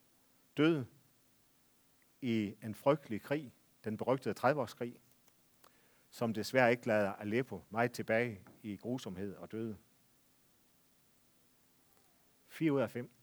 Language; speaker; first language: Danish; native; Danish